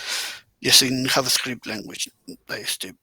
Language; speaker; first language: English; non-native, learner; Spanish